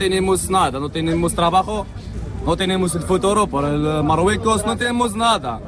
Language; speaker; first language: Spanish; non-native, learner; Arabic